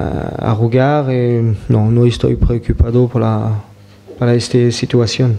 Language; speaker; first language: Spanish; non-native, fluent; French